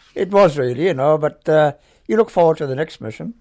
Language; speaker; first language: English; native; English